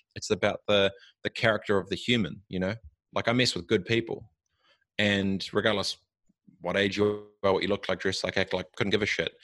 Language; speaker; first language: English; native; English